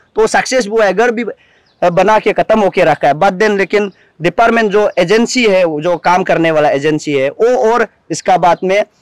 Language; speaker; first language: Hindi; non-native, local second language; Nyishi